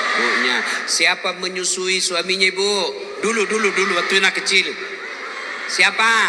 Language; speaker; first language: Indonesian; non-native, local second language; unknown